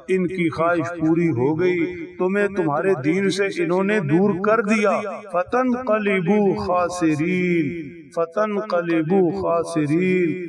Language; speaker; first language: Urdu; native; Urdu